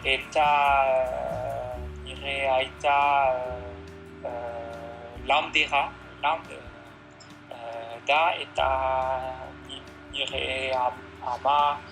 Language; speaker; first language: Basque; non-native, learner; French